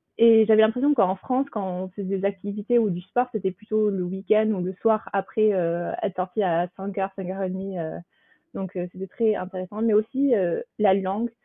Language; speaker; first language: French; native; French